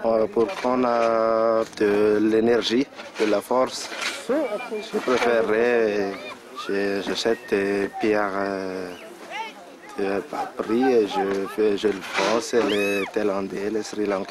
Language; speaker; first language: French; non-native, local second language; Malagasy